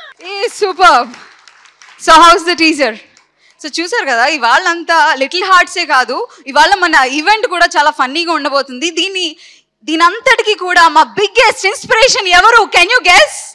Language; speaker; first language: Telugu; native; Telugu